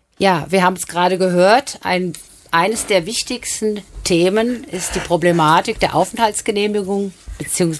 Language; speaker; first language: German; native; German